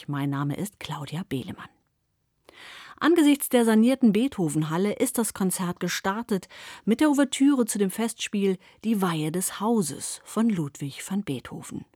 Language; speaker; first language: German; native; German